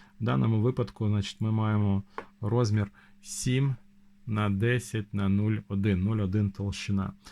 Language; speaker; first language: Ukrainian; non-native, local second language; Russian